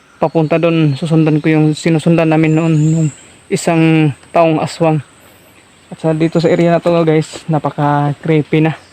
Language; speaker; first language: Filipino; native; Filipino